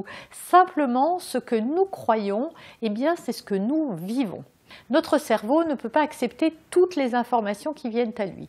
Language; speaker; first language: French; native; French